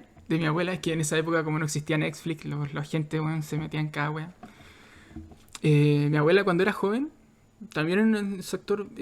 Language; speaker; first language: Spanish; native; Spanish